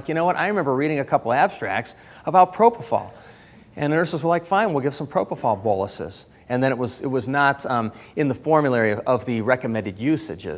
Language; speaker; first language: English; native; English